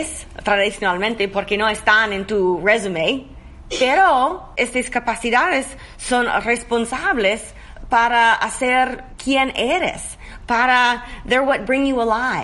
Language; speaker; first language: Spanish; non-native, learner; English